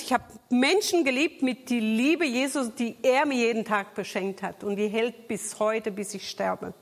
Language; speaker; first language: German; non-native, fluent; Portuguese